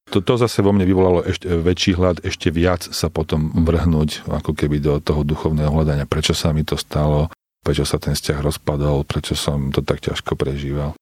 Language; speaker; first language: Slovak; native; Slovak